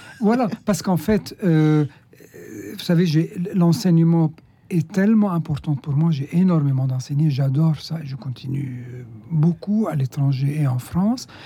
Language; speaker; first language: French; non-native, local second language; Arabic